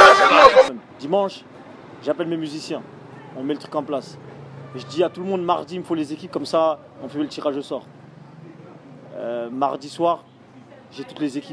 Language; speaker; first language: French; native; French